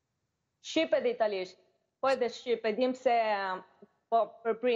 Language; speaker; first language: Albanian; early bilingual, heritage; Albanian